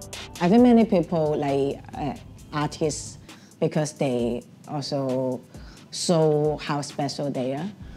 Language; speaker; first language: English; non-native, learner; Cantonese